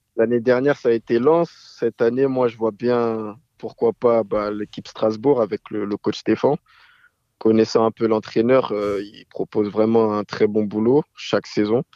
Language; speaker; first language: French; native; French